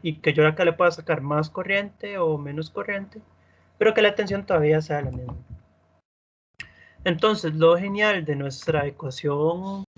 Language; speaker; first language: Spanish; native; Spanish